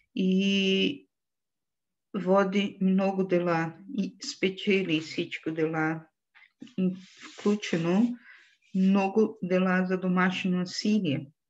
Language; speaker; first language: Bulgarian; non-native, learner; Portuguese